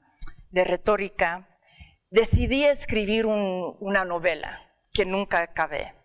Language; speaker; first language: Spanish; early bilingual, heritage; English